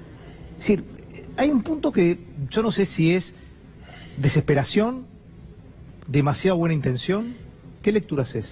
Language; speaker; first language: Spanish; native; Spanish